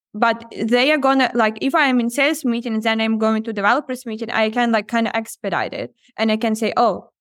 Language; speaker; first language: English; non-native, fluent; Ukrainian